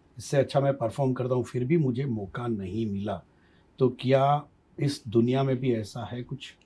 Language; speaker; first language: Hindi; non-native, local second language; Gujarati